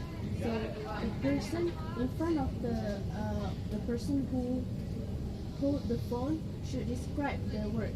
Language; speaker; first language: English; non-native, local second language; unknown